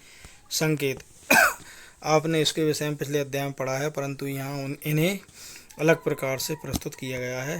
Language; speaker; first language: Hindi; native; Hindi